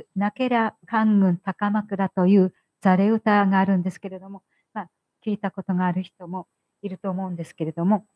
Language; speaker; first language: Japanese; native; Japanese